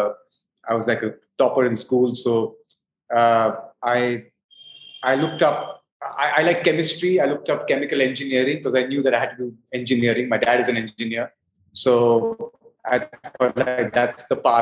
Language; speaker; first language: English; non-native, local second language; Hindi